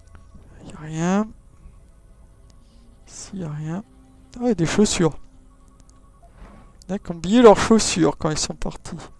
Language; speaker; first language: French; native; French